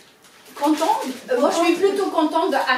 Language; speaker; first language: French; non-native, fluent; German